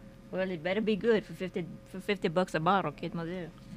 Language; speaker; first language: English; early bilingual, other home language; French